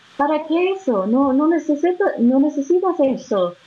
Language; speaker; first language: Spanish; non-native, fluent; Portuguese